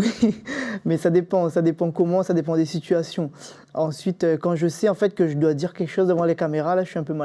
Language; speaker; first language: French; native; French